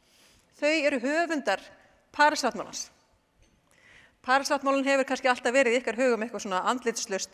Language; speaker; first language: Icelandic; native; Icelandic